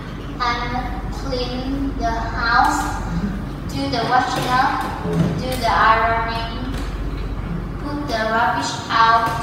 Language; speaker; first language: English; non-native, learner; Vietnamese